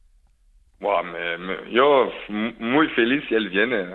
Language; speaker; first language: Spanish; non-native, fluent; French